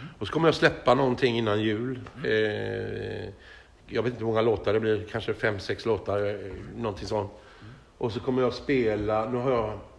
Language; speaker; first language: Swedish; native; Swedish